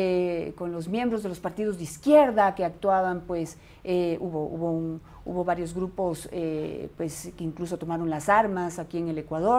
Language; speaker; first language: Spanish; native; Spanish